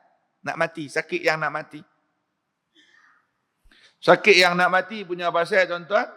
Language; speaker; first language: Malay; native; Malay